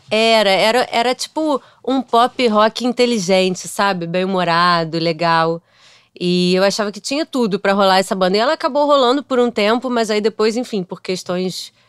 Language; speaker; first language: Portuguese; native; Portuguese